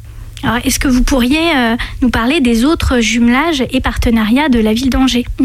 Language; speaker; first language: French; native; French